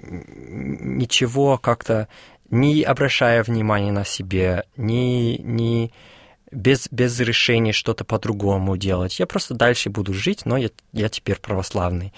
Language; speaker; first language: Russian; non-native, fluent; English